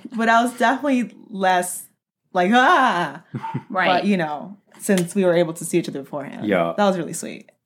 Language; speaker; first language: English; early bilingual, other home language; Spanish